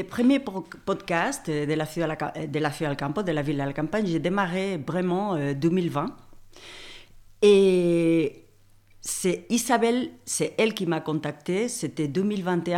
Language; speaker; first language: French; non-native, fluent; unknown